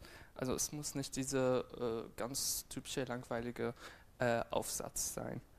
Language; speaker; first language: German; non-native, fluent; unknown